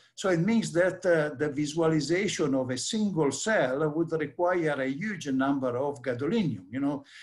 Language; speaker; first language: English; non-native, fluent; Italian